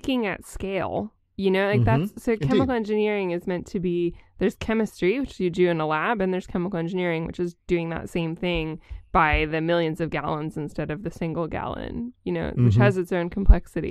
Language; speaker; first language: English; native; English